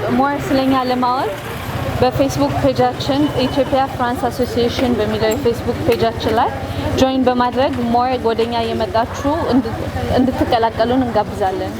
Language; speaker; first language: Amharic; early bilingual, heritage; Amharic